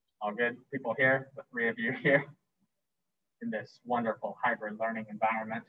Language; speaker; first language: English; native; English